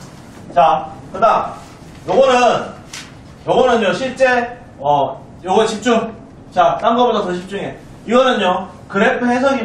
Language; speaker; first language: Korean; native; Korean